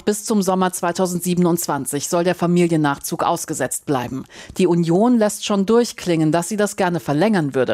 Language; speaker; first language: German; native; German